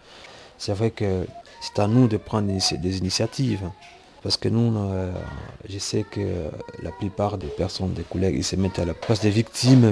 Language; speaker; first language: French; non-native, local second language; Rundi